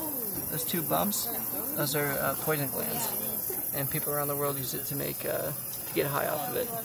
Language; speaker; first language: English; native; English